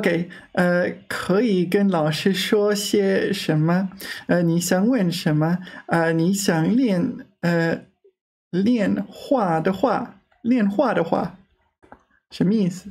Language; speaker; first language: Chinese; non-native, learner; English